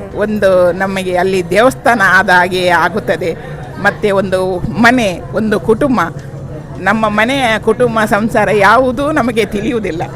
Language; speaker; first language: Kannada; non-native, local second language; Tulu